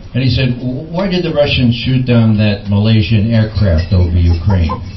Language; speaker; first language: English; native; English